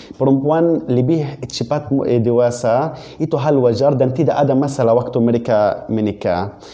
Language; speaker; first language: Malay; non-native, fluent; Arabic